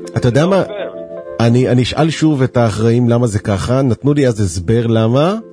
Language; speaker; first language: Hebrew; native; Hebrew